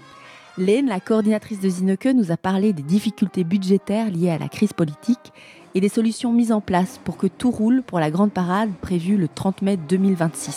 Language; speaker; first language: French; native; French